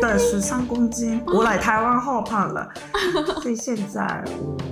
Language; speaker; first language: Chinese; non-native, learner; Japanese